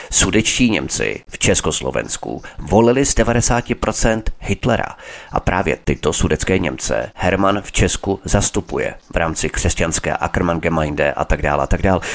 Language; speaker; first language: Czech; native; Czech